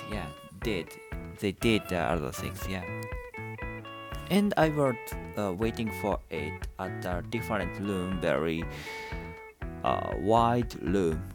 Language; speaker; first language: English; non-native, learner; Japanese